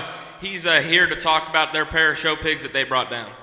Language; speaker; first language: English; native; English